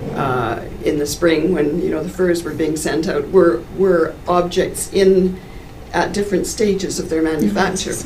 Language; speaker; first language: English; native; English